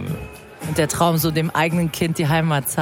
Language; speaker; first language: German; early bilingual, other home language; Persian